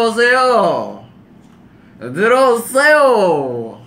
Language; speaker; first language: Korean; non-native, fluent; English